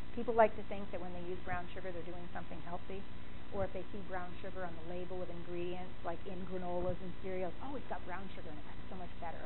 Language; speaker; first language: English; native; English